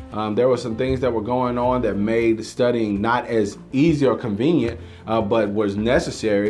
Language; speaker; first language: English; native; English